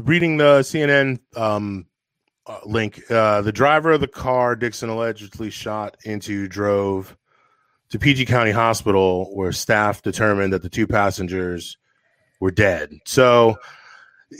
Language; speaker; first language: English; native; English